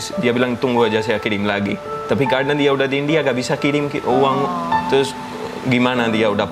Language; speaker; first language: Indonesian; non-native, fluent; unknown